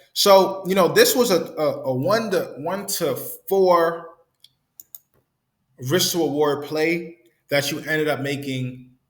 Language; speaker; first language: English; native; English